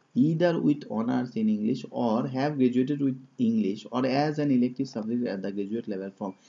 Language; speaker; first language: English; non-native, local second language; Bangla